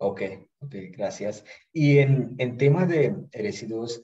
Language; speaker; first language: Spanish; non-native, fluent; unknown